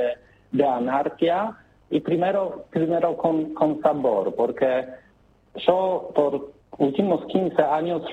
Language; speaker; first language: Spanish; non-native, learner; Polish